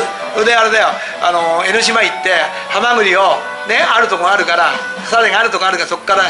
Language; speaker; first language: Japanese; native; Japanese